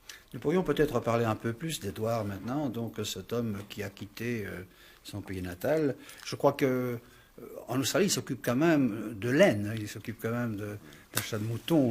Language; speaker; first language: French; native; French